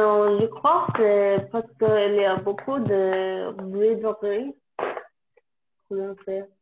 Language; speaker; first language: French; non-native, learner; English